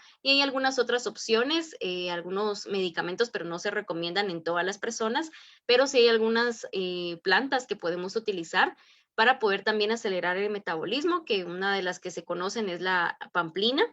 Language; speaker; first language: Spanish; native; Spanish